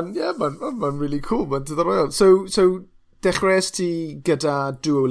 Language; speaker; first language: Welsh; non-native, local second language; English